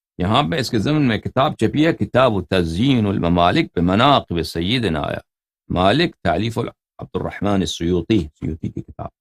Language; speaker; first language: Urdu; non-native, fluent; Persian